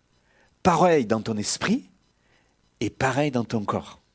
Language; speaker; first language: French; native; French